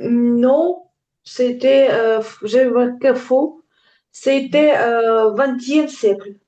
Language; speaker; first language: French; non-native, learner; Ukrainian